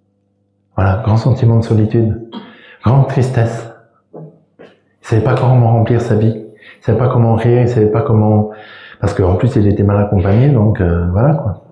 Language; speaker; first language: French; native; French